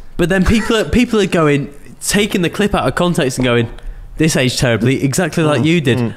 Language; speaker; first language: English; native; English